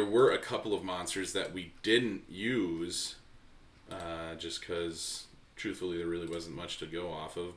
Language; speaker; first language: English; native; English